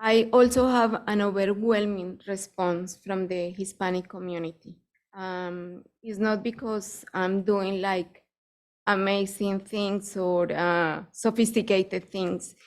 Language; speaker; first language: English; non-native, fluent; Spanish